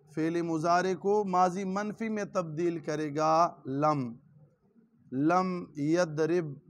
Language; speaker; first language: Urdu; non-native, local second language; Pashto